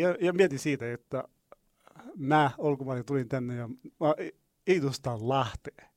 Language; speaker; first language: Finnish; non-native, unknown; Arabic